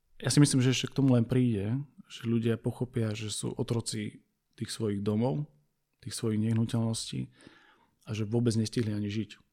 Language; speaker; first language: Slovak; native; Slovak